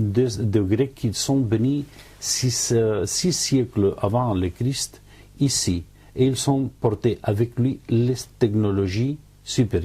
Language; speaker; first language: French; non-native, learner; Catalan